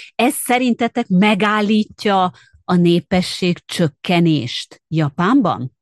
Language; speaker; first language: Hungarian; native; Hungarian